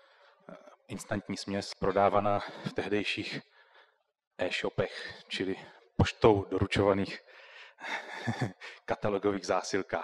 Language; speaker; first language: Czech; native; Czech